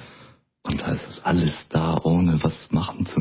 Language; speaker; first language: German; native; German